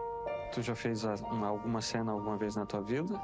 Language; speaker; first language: Portuguese; native; Portuguese